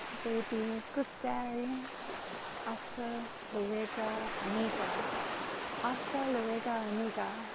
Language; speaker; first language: Spanish; non-native, learner; English